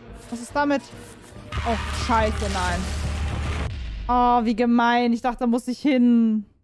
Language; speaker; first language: German; native; German